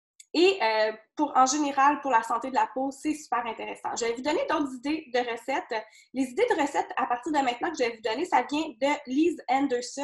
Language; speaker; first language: French; native; French